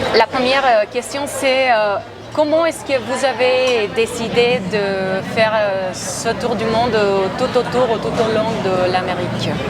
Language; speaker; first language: French; non-native, fluent; Spanish